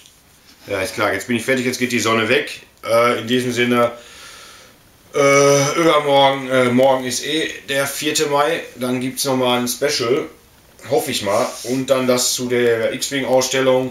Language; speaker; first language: German; native; German